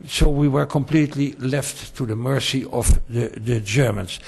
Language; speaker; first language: English; non-native, fluent; Dutch